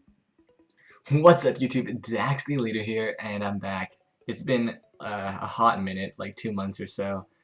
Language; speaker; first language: English; native; English